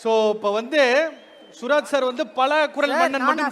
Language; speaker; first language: Tamil; native; Tamil